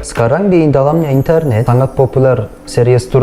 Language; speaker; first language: Indonesian; non-native, learner; Turkish